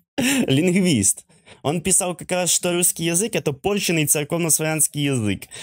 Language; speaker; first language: Russian; non-native, local second language; Ukrainian